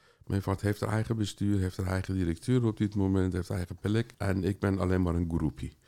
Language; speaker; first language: Dutch; non-native, fluent; Persian